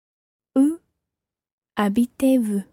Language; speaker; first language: French; non-native, learner; English